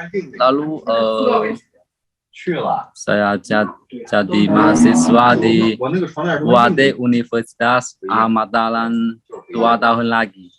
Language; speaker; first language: Indonesian; non-native, learner; Chinese